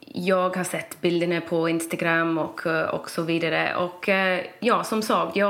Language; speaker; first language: Swedish; non-native, fluent; English